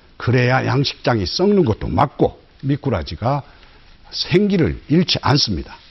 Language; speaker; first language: Korean; native; Korean